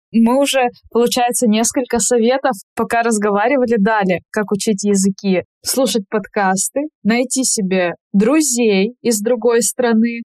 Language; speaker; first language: Russian; native; Russian